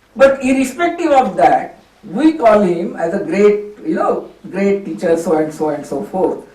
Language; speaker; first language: English; non-native, local second language; Hindi